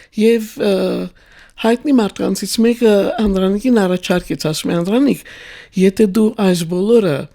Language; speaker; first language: Armenian; native; Armenian